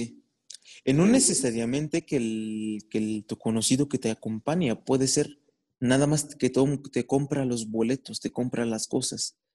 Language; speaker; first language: Spanish; non-native, fluent; Arabic